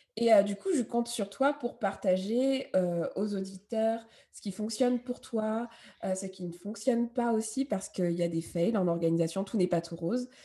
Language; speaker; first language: French; native; French